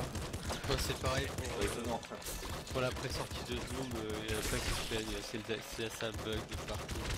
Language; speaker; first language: French; native; French